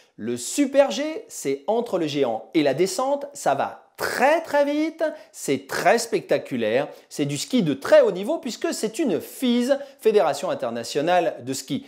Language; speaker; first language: French; native; French